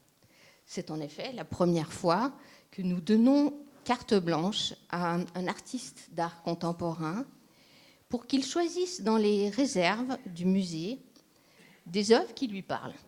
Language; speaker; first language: French; native; French